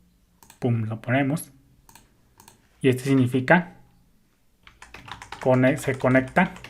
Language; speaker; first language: Spanish; native; Spanish